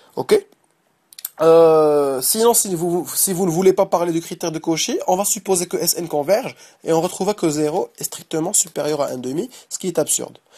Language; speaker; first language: French; non-native, local second language; Arabic